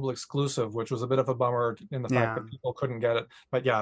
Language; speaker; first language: English; native; English